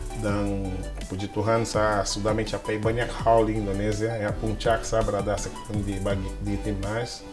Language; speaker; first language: Indonesian; non-native, fluent; Portuguese